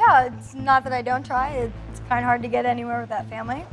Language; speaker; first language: English; native; English